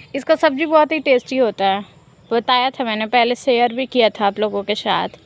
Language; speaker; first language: Hindi; native; Hindi